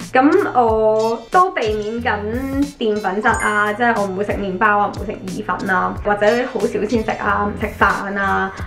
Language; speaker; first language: Cantonese; early bilingual, other home language; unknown